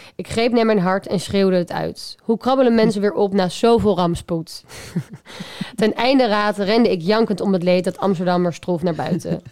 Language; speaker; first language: Dutch; native; Dutch